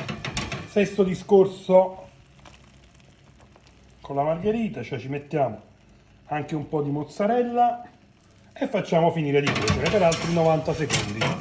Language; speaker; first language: Italian; native; Italian